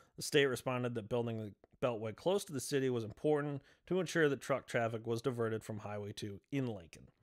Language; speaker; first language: English; native; English